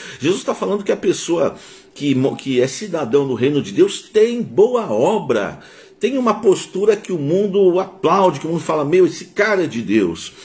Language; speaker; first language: Portuguese; native; Portuguese